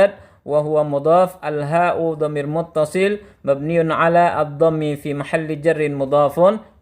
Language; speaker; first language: Arabic; non-native, fluent; Indonesian